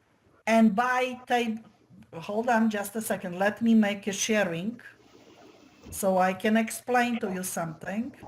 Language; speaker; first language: English; non-native, fluent; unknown